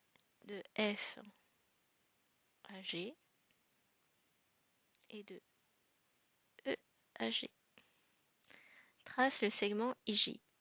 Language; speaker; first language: French; native; French